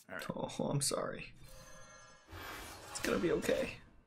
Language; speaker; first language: English; native; English